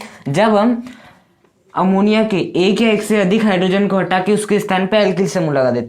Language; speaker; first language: Hindi; native; Hindi